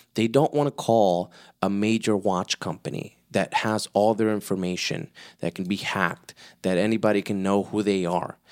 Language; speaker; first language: English; early bilingual, other home language; Spanish